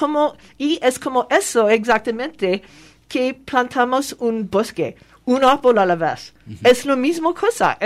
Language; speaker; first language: Spanish; non-native, fluent; French